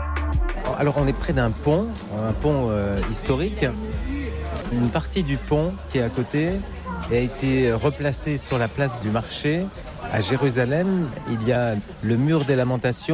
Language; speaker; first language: French; native; French